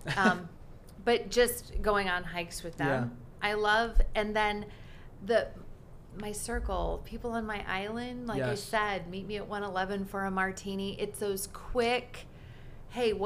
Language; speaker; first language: English; native; English